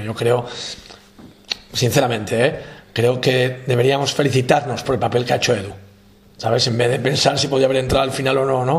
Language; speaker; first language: Spanish; native; Spanish